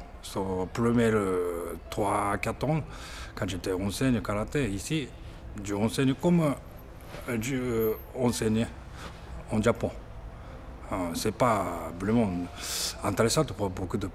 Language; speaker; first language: French; non-native, learner; Japanese